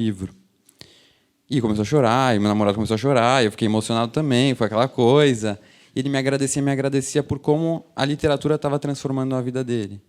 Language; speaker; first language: Portuguese; native; Portuguese